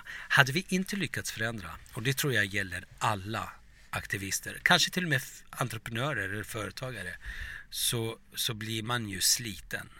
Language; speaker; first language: Swedish; early bilingual, other home language; Turoyo